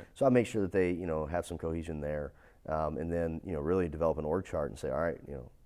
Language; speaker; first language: English; native; English